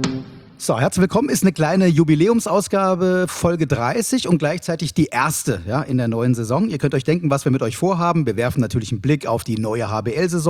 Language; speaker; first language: German; native; German